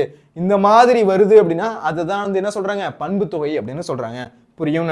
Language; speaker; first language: Tamil; native; Tamil